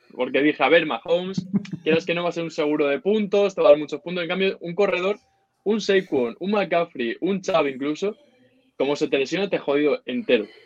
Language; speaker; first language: Spanish; native; Spanish